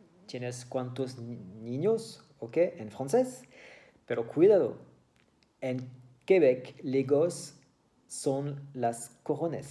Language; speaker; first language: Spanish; non-native, learner; French